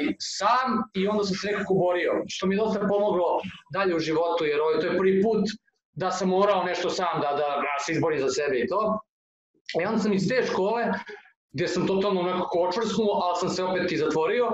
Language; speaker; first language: Serbian; native; Serbian